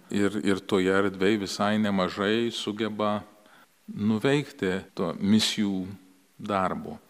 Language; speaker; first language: Lithuanian; early bilingual, heritage; Lithuanian